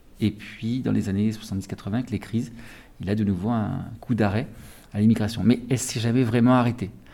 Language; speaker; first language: French; native; French